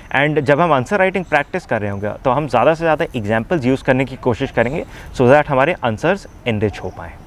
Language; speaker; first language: Hindi; native; Hindi